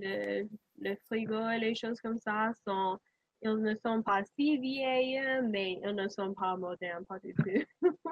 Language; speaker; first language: French; non-native, learner; English